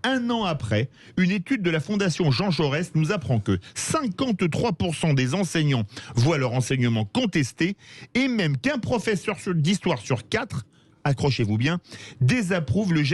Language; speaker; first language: French; native; French